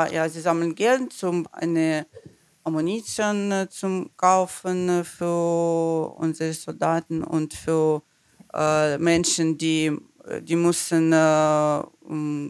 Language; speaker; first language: German; non-native, learner; Ukrainian